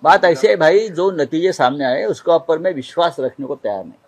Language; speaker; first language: Hindi; non-native, local second language; Marathi